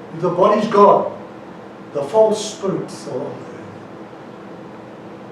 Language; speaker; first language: English; non-native, local second language; Afrikaans